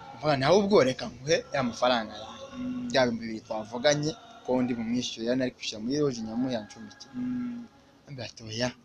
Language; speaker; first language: Kinyarwanda; early bilingual, heritage; Swahili